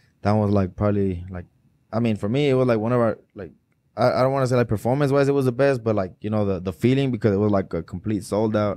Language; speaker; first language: English; early bilingual, other home language; Spanish